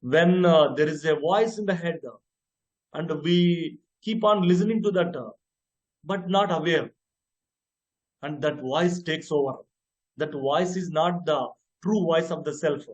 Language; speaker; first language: English; non-native, local second language; Telugu